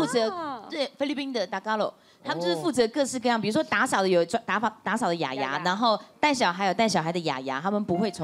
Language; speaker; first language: Chinese; native; Chinese